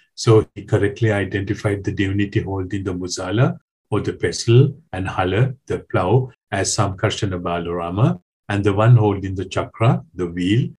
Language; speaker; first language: English; non-native, local second language; Sinhala